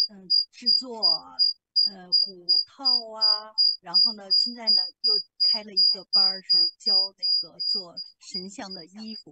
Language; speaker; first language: Chinese; native; Chinese